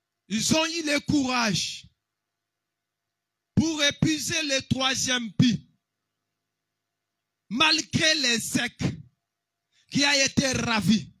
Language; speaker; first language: French; non-native, local second language; Lingala